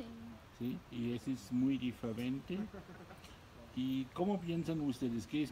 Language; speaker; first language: Spanish; non-native, fluent; German